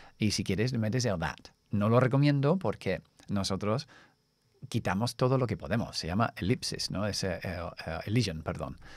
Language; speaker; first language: Spanish; non-native, fluent; English